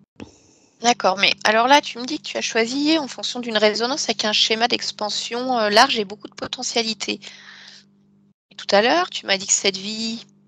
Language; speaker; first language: French; native; French